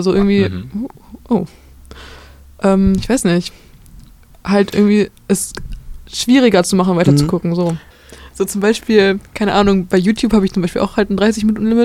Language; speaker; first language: German; native; German